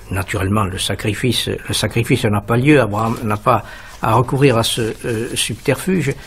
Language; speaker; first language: French; native; French